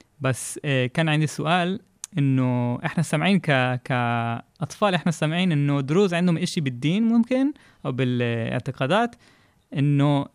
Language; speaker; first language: Arabic; non-native, fluent; Hebrew